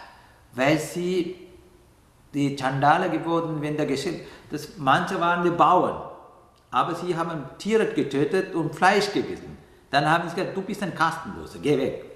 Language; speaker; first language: German; non-native, fluent; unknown